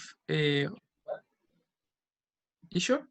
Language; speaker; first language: English; non-native, learner; Spanish